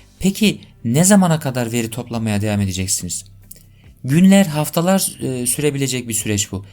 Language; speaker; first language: Turkish; native; Turkish